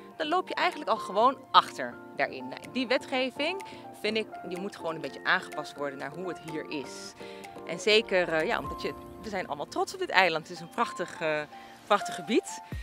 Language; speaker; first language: Dutch; native; Dutch